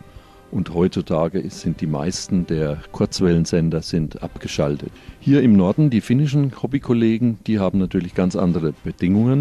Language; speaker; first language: German; native; German